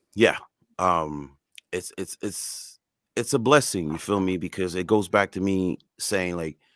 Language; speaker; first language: English; non-native, fluent; French